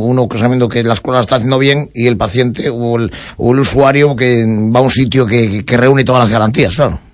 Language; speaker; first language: Spanish; native; Spanish